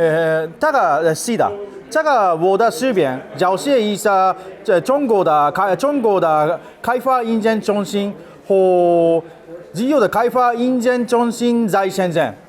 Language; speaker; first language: Chinese; non-native, learner; Japanese